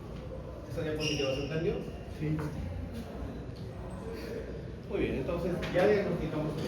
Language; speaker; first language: Spanish; native; Spanish